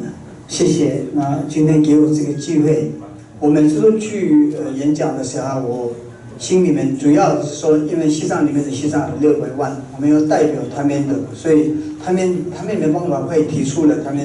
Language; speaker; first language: Chinese; non-native, fluent; Tibetan